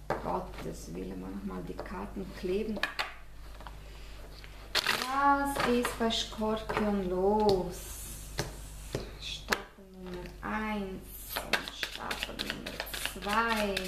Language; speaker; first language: German; non-native, fluent; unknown